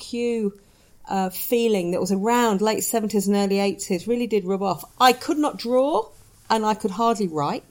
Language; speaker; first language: English; native; English